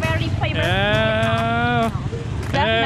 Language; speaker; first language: English; non-native, learner; Vietnamese